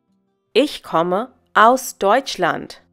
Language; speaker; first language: German; non-native, fluent; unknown